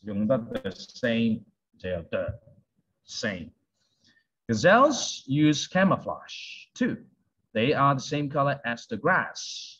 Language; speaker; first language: English; non-native, local second language; Cantonese